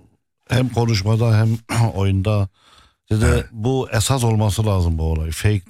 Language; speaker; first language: Turkish; non-native, fluent; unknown